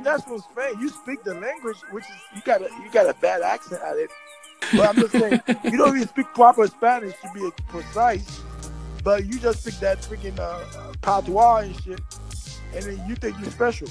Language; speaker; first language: English; early bilingual, other home language; Haitian Creole